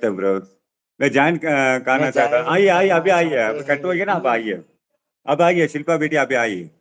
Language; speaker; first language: Hindi; non-native, local second language; Tamil